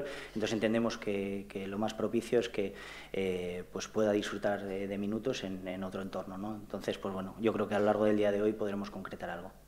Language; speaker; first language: Spanish; native; Spanish